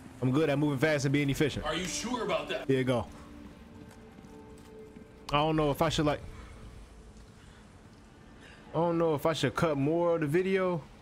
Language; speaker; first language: English; native; English